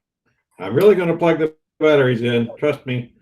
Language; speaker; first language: English; native; English